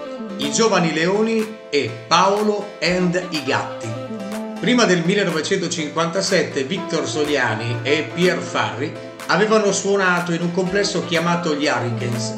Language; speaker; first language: Italian; native; Italian